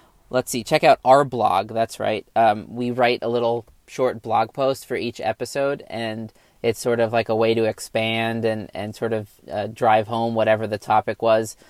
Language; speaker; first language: English; native; English